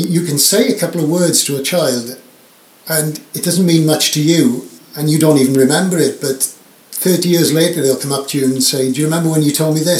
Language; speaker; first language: English; native; English